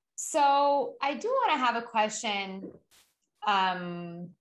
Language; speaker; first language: English; non-native, fluent; Persian